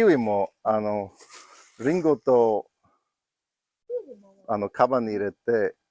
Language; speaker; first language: Japanese; non-native, learner; English